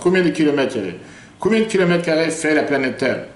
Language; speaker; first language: French; native; French